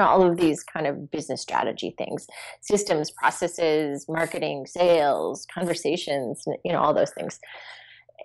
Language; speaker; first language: English; native; English